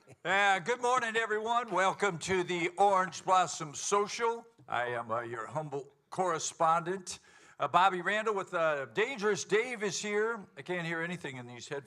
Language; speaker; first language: English; native; English